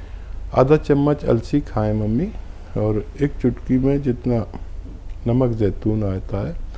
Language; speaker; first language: Hindi; native; Hindi